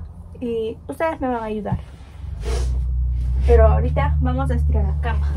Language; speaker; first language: Spanish; native; Spanish